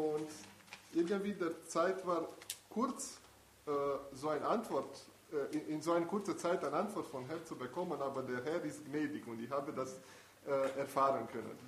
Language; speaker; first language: German; non-native, fluent; Italian